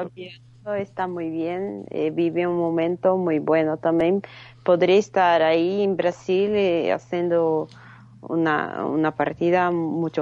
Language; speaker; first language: Spanish; non-native, fluent; Portuguese